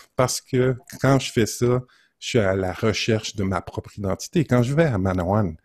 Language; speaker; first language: French; native; French